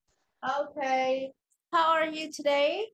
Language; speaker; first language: English; non-native, learner; Vietnamese